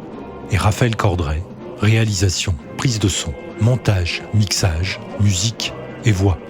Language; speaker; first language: French; native; French